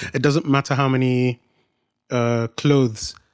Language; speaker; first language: English; non-native, local second language; Yoruba